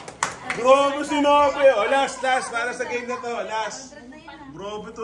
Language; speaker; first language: Filipino; native; Filipino